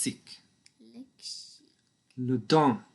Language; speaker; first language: French; non-native, learner; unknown